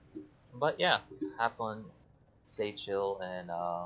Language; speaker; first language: English; native; English